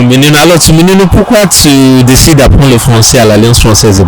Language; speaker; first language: French; non-native, fluent; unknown